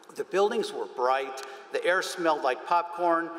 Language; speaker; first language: English; native; English